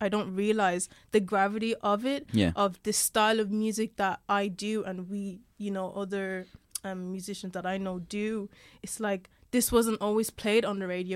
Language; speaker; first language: English; native; English